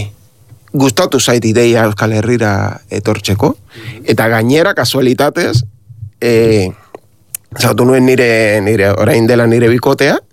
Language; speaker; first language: Basque; non-native, learner; Spanish